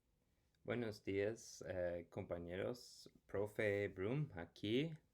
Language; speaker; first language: Spanish; non-native, fluent; English